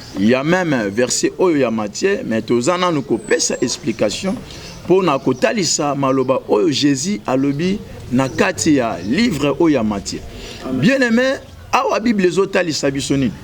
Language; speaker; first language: Lingala; native; Lingala